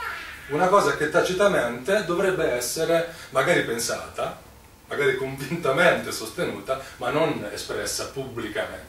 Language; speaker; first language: Italian; native; Italian